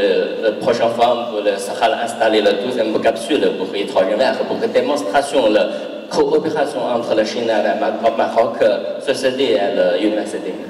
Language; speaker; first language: French; non-native, learner; Chinese